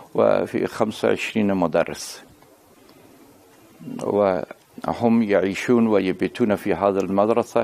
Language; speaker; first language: Arabic; non-native, learner; Persian